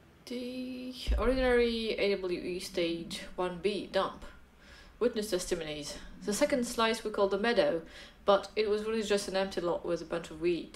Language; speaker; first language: English; non-native, fluent; French